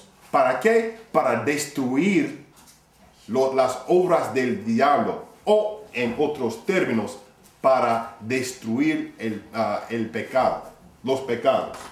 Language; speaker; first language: Spanish; non-native, fluent; English